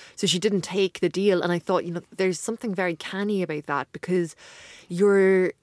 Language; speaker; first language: English; native; English